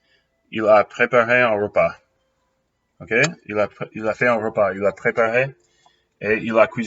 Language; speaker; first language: French; non-native, fluent; English